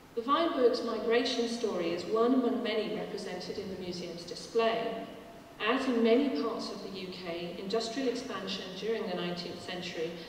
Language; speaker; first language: English; native; English